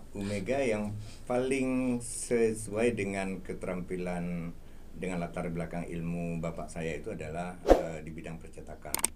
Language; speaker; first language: Indonesian; native; Indonesian